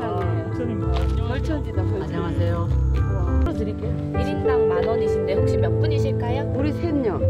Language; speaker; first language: Korean; native; Korean